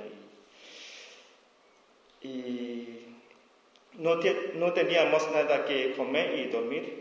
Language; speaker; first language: Spanish; non-native, learner; S'gaw Karen